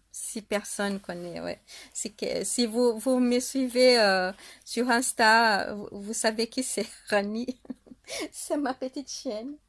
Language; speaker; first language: French; non-native, fluent; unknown